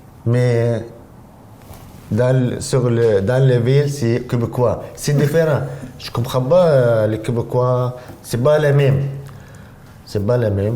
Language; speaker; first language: French; non-native, learner; Arabic